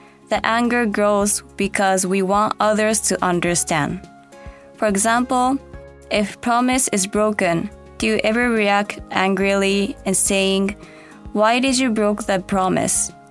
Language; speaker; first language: English; non-native, fluent; Japanese